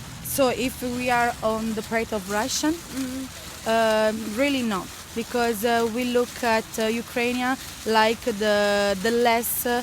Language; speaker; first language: English; non-native, learner; Italian